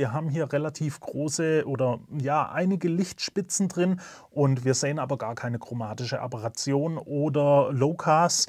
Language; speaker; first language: German; native; German